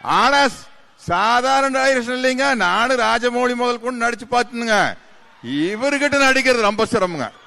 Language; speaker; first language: Tamil; native; Tamil